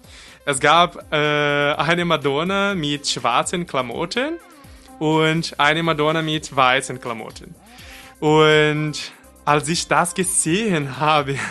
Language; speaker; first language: German; non-native, fluent; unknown